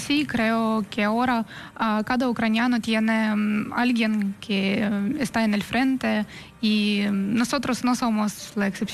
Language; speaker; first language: Spanish; non-native, fluent; Ukrainian